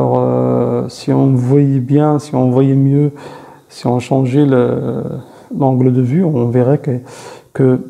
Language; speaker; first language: French; non-native, fluent; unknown